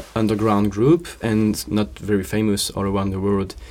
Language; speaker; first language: English; non-native, fluent; French